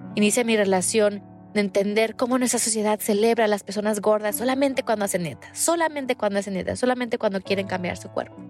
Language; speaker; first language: Spanish; early bilingual, heritage; Spanish